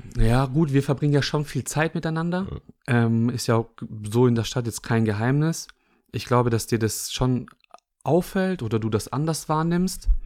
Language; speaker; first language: German; early bilingual, other home language; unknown